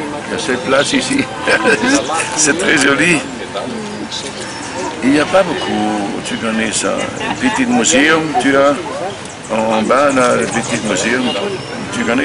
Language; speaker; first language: French; non-native, learner; German